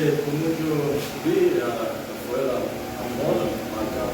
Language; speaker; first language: Portuguese; non-native, learner; Haitian Creole